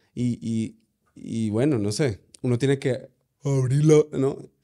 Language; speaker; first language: Spanish; early bilingual, other home language; English